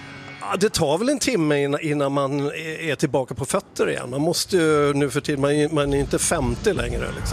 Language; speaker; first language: Swedish; native; Swedish